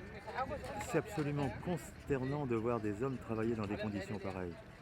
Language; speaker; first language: French; native; French